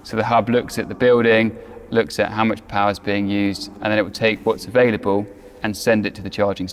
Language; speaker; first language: English; native; English